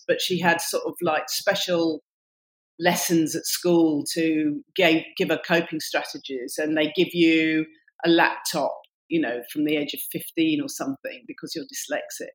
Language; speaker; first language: English; native; English